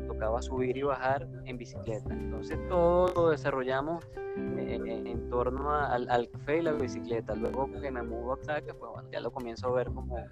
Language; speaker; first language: Spanish; native; Spanish